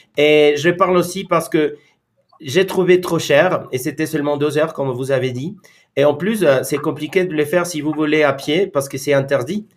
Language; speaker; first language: French; non-native, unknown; Spanish